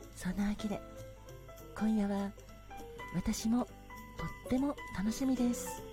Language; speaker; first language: Japanese; native; Japanese